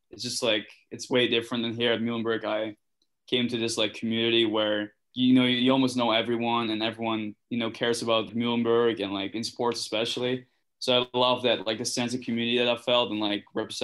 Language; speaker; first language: English; non-native, fluent; Dutch